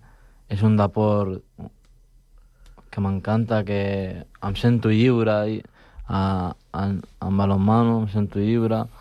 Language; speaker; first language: Catalan; non-native, local second language; Spanish